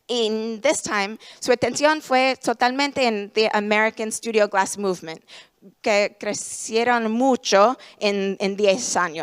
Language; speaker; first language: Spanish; non-native, learner; English